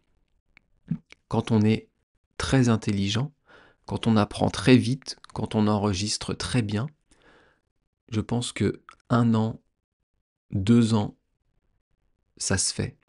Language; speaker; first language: French; native; French